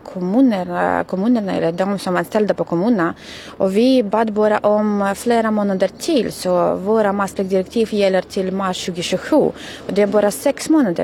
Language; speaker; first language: Swedish; non-native, fluent; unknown